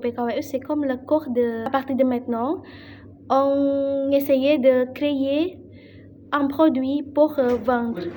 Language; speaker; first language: French; non-native, learner; Indonesian